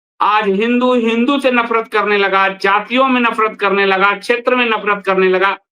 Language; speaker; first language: Hindi; native; Hindi